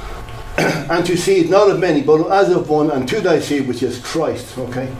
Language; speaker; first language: English; native; English